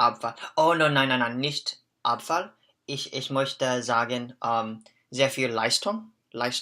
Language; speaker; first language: German; non-native, learner; English